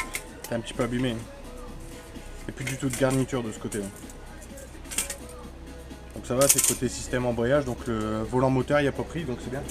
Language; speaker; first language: French; native; French